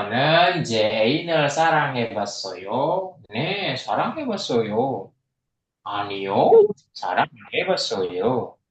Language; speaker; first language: Korean; non-native, fluent; Indonesian